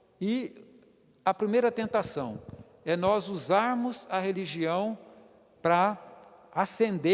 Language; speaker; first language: Portuguese; native; Portuguese